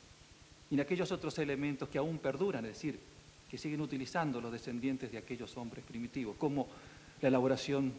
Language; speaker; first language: Spanish; native; Spanish